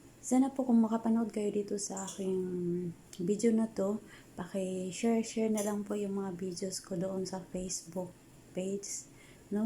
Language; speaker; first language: Filipino; non-native, local second language; Cebuano